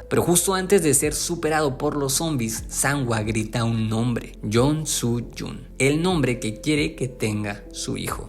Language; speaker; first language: Spanish; native; Spanish